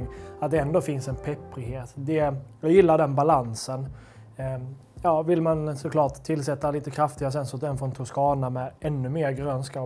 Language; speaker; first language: Swedish; native; Swedish